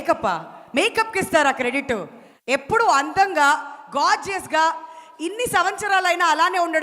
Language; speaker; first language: Telugu; native; Telugu